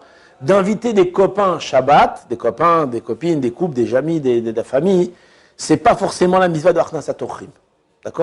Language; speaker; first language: French; native; French